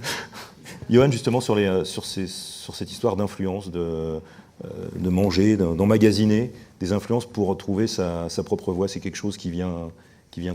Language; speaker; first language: French; native; French